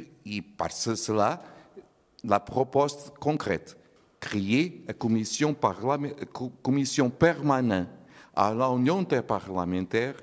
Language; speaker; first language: French; non-native, learner; Portuguese